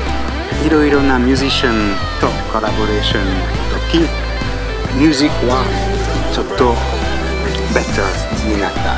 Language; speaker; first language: Japanese; non-native, learner; French